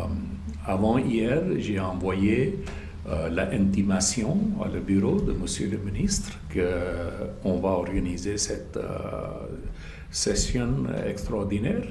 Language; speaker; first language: French; non-native, fluent; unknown